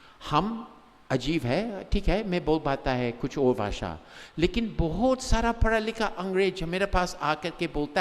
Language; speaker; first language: Hindi; non-native, fluent; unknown